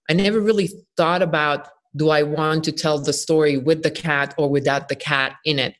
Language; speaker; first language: English; non-native, fluent; Bosnian